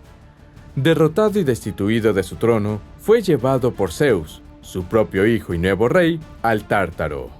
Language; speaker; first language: Spanish; native; Spanish